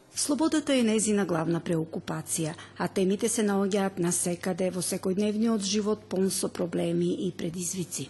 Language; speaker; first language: Macedonian; early bilingual, heritage; Macedonian